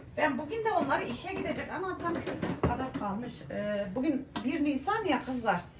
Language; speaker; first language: Turkish; early bilingual, heritage; Turkish